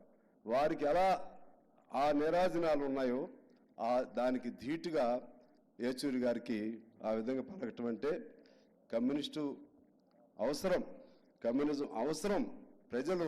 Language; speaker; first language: Telugu; native; Telugu